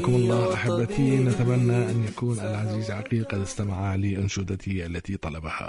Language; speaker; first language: Arabic; native; Arabic